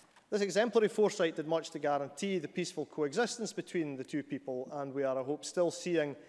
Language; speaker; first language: English; native; English